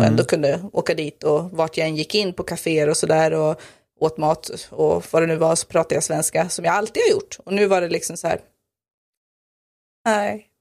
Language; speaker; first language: Swedish; native; Swedish